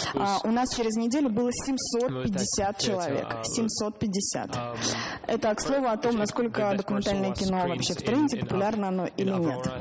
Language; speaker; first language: Russian; native; Russian